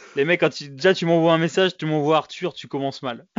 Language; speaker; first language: French; native; French